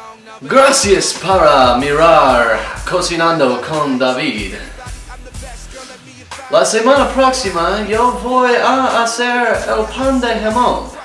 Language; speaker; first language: Spanish; non-native, learner; English